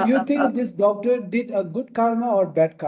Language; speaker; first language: English; non-native, fluent; Tibetan